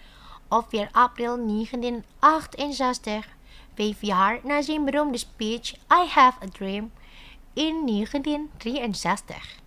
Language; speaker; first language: Dutch; non-native, fluent; Indonesian